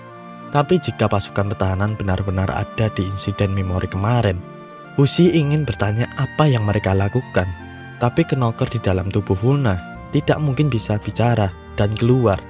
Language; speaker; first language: Indonesian; native; Indonesian